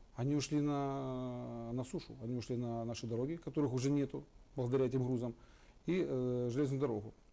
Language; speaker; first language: Russian; native; Russian